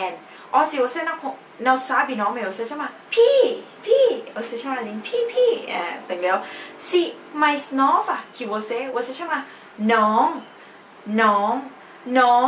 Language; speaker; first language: Portuguese; non-native, fluent; Thai